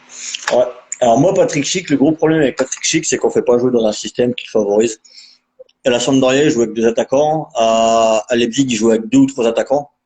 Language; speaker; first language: French; native; French